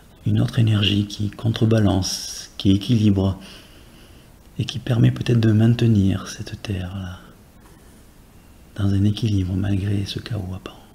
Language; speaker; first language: French; native; French